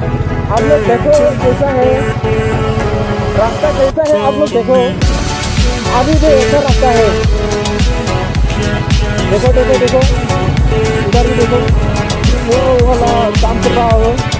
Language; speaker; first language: Hindi; non-native, local second language; Bodo